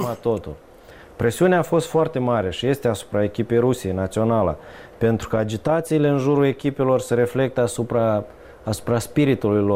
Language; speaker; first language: Romanian; native; Romanian